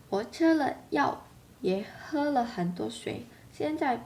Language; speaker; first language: Chinese; non-native, learner; Indonesian